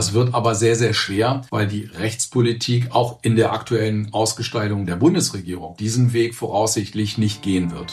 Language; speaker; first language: German; native; German